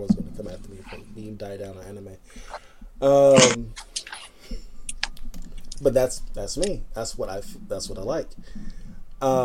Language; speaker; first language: English; native; English